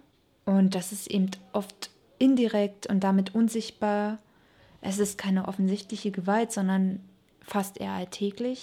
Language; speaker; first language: German; native; German